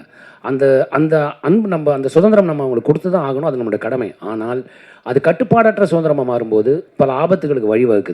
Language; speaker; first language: Tamil; native; Tamil